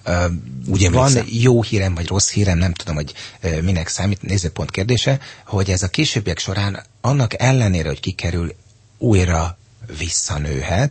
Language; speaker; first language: Hungarian; native; Hungarian